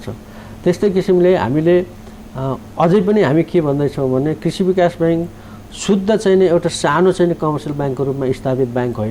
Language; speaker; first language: Nepali; native; Nepali